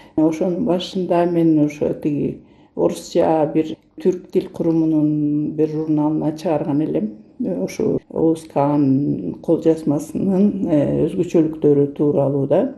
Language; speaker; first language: Kyrgyz; native; Kyrgyz